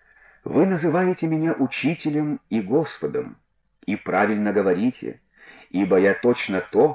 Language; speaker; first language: Russian; native; Russian